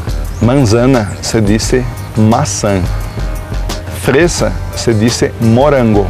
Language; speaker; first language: Spanish; non-native, fluent; Portuguese